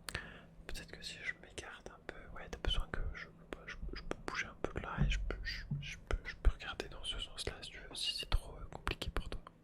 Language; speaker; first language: French; native; French